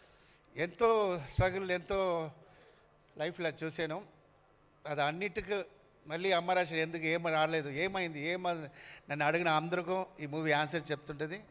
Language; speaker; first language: Telugu; non-native, fluent; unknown